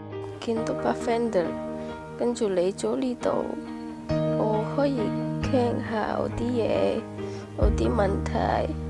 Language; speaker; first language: Cantonese; non-native, fluent; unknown